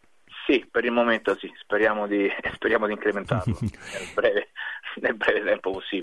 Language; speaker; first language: Italian; native; Italian